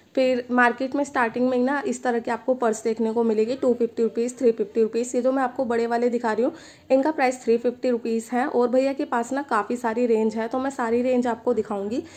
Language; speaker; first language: Hindi; native; Hindi